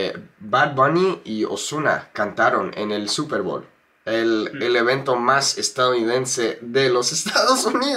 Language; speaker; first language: Spanish; non-native, fluent; English